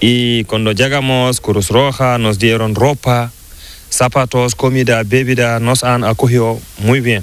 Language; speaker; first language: Spanish; non-native, learner; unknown